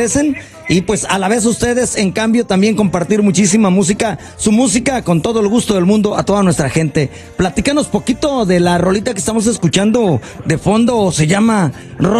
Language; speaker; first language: Spanish; native; Spanish